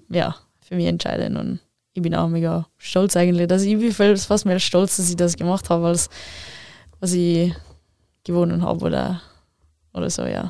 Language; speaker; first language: German; non-native, local second language; French